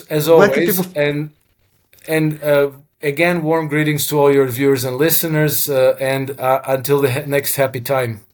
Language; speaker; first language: English; non-native, fluent; Croatian